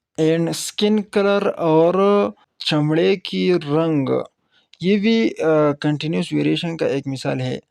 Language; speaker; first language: Urdu; non-native, local second language; Pashto